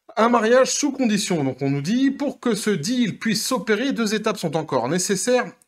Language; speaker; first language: French; native; French